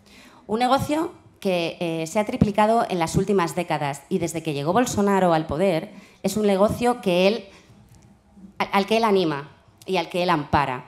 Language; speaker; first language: Spanish; native; Spanish